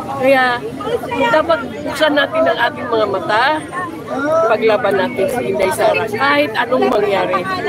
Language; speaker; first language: Filipino; non-native, local second language; Cebuano